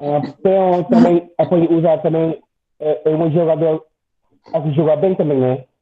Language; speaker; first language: Portuguese; non-native, learner; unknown